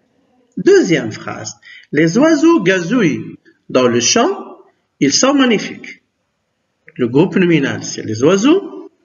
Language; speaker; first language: French; non-native, local second language; Arabic